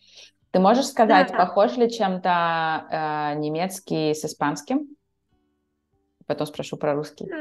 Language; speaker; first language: Russian; native; Russian